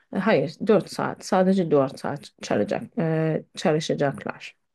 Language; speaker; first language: Turkish; non-native, fluent; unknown